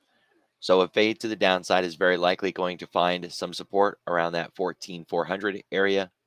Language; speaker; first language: English; native; English